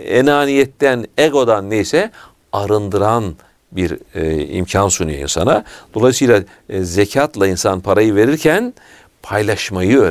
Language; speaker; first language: Turkish; native; Turkish